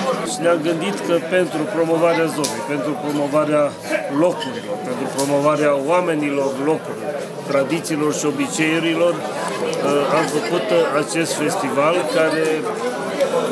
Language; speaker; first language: Romanian; non-native, local second language; Serbian